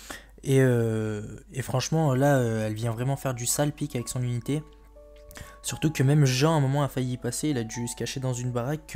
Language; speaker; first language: French; native; French